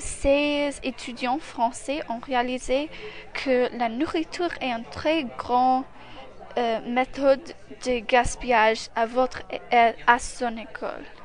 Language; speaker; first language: French; non-native, learner; English